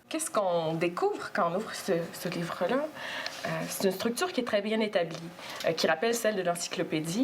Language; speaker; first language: French; native; French